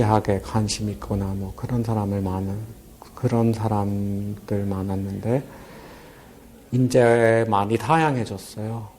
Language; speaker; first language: Korean; non-native, fluent; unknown